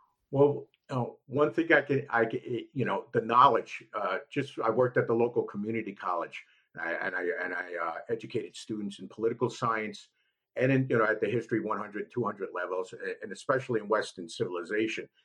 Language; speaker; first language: English; native; English